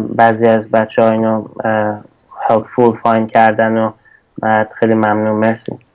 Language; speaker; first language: Persian; early bilingual, heritage; Persian